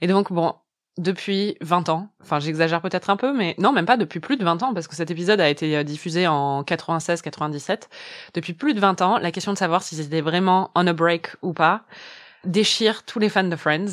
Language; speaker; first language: French; native; French